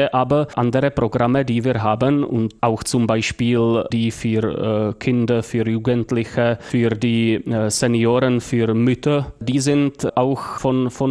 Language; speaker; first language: German; non-native, fluent; Czech